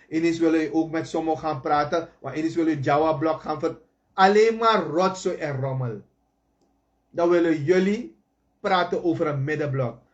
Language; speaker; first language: Dutch; native; Dutch